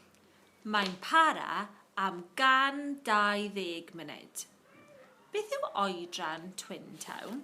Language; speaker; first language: Welsh; non-native, local second language; English